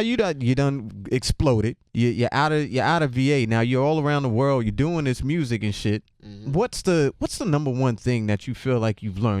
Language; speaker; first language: English; native; English